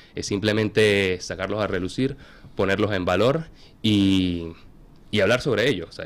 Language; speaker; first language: Spanish; native; Spanish